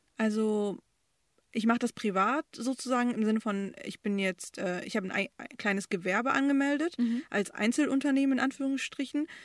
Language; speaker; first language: German; early bilingual, other home language; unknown